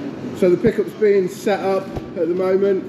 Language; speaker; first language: English; native; English